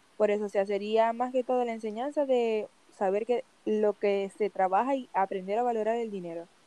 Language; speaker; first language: Spanish; native; Spanish